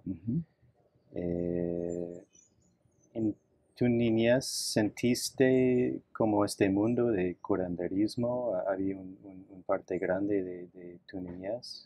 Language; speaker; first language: Spanish; non-native, fluent; English